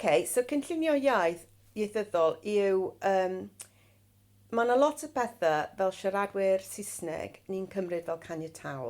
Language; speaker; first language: Welsh; non-native, fluent; English